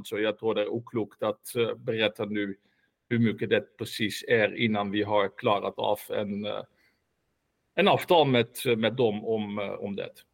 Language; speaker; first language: Swedish; non-native, fluent; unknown